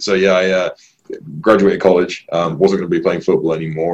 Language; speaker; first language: English; native; English